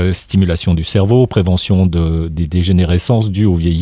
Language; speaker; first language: French; native; French